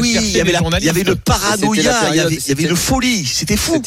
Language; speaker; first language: French; native; French